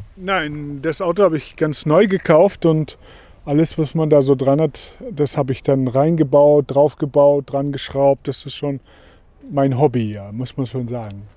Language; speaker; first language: German; non-native, fluent; Portuguese